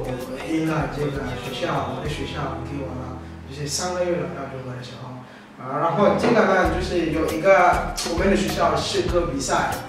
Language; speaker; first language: Chinese; non-native, fluent; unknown